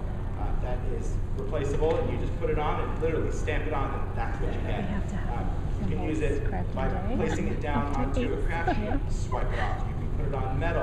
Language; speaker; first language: English; native; English